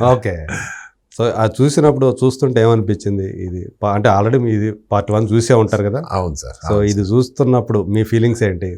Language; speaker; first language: Telugu; native; Telugu